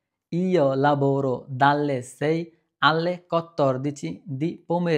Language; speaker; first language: Italian; non-native, learner; Bangla